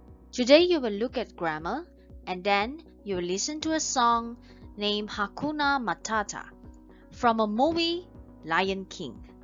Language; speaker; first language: English; non-native, local second language; Chinese